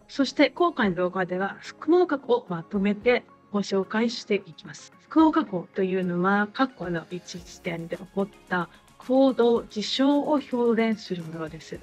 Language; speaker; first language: Japanese; native; Japanese